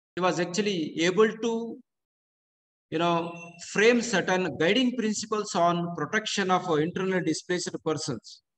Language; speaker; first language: English; non-native, local second language; Kannada